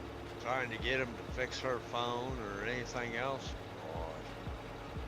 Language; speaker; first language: English; native; English